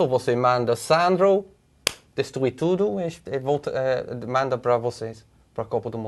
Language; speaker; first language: Portuguese; non-native, learner; English